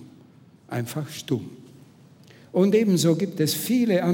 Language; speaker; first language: German; non-native, fluent; Hungarian